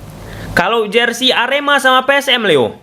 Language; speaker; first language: Indonesian; native; Indonesian